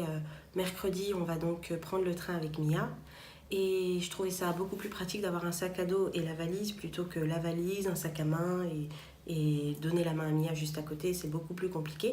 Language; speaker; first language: French; native; French